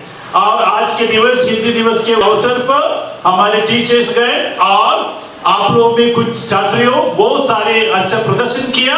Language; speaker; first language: Hindi; non-native, local second language; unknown